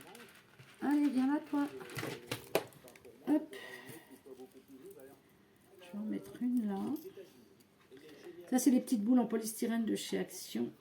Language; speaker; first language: French; native; French